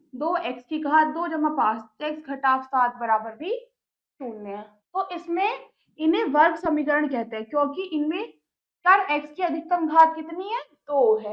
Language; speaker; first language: Hindi; native; Hindi